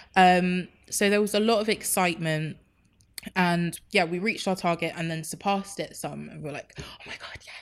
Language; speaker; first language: English; native; English